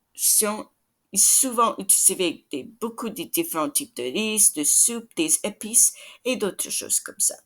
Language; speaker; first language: French; non-native, learner; English